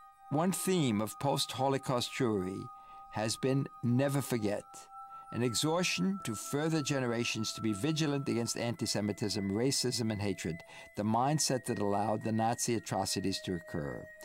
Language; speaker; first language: English; early bilingual, other home language; German